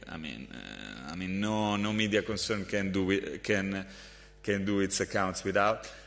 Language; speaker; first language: English; non-native, fluent; Italian